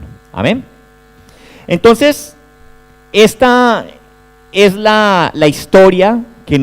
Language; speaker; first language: Spanish; native; Spanish